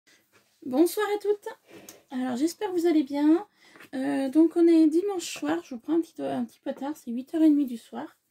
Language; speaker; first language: French; native; French